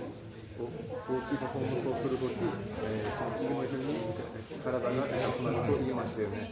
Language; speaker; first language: Japanese; non-native, fluent; Portuguese